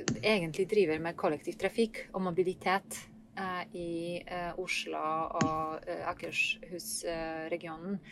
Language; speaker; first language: Norwegian; non-native, fluent; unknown